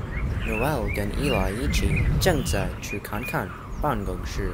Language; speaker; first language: Chinese; non-native, learner; English